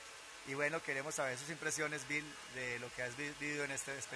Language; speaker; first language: Spanish; native; Spanish